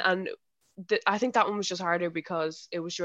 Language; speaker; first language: English; native; English